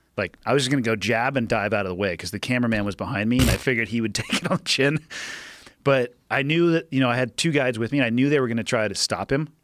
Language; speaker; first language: English; native; English